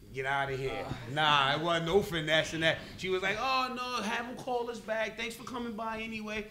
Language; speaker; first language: English; native; English